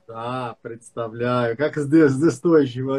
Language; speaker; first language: Russian; non-native, learner; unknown